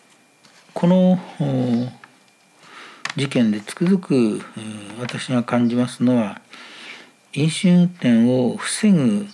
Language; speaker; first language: Japanese; native; Japanese